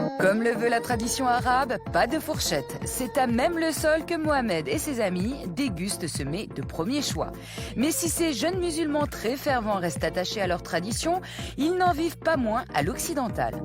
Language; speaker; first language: French; native; French